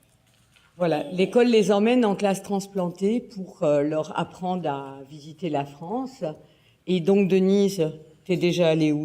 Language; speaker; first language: French; native; French